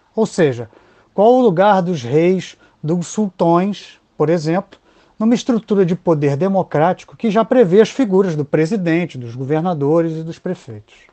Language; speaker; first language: Portuguese; native; Portuguese